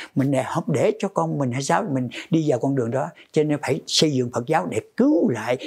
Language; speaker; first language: Vietnamese; native; Vietnamese